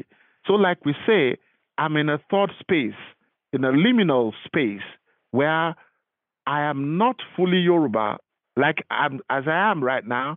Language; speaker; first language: English; non-native, local second language; Yoruba